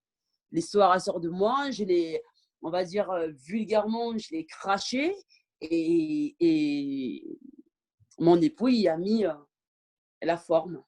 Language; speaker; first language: French; early bilingual, other home language; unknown